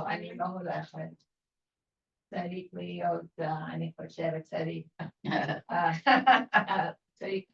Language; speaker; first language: Hebrew; non-native, learner; English